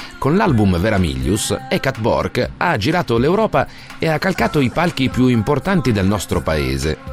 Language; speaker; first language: Italian; native; Italian